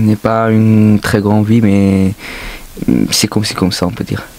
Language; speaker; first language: French; non-native, fluent; Arabic